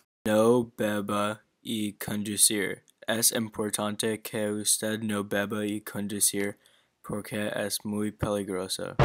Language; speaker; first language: Spanish; non-native, learner; English